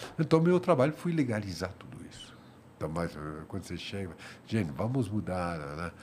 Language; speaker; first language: Portuguese; non-native, fluent; French